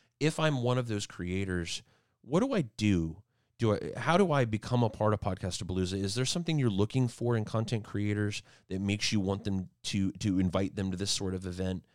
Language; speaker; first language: English; native; English